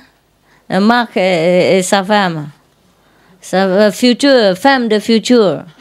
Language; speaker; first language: French; non-native, learner; Vietnamese